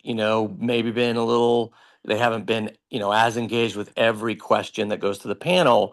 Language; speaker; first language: English; native; English